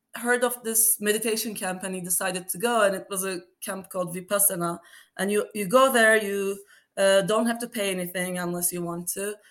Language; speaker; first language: English; non-native, fluent; Turkish